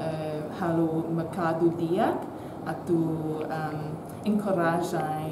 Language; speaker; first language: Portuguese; non-native, local second language; Tetum